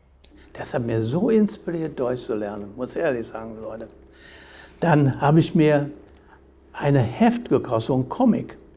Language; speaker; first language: German; non-native, fluent; English